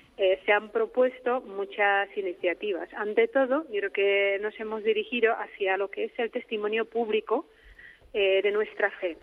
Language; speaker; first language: Spanish; non-native, fluent; Czech